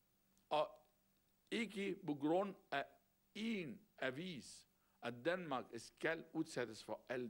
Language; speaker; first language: Danish; non-native, fluent; Arabic